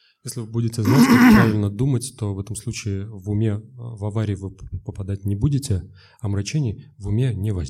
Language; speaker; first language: Russian; native; Russian